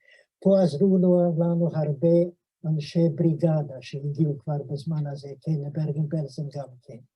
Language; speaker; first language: Hebrew; non-native, fluent; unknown